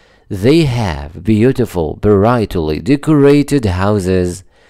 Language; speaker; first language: English; non-native, fluent; Arabic